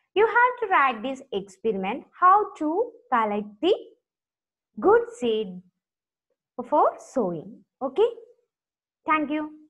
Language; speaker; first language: English; non-native, local second language; Malayalam